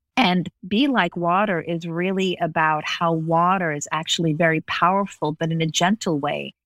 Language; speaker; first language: English; native; English